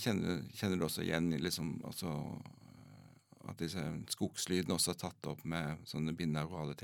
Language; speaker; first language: Norwegian; native; Norwegian